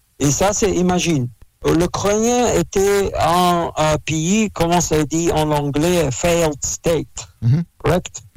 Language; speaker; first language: French; non-native, learner; Russian